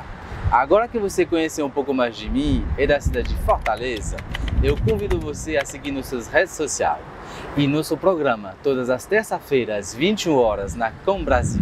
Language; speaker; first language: Portuguese; non-native, fluent; French